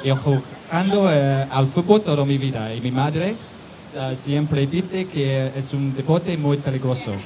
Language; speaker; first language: Spanish; non-native, learner; English